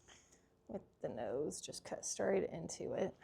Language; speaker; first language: English; native; English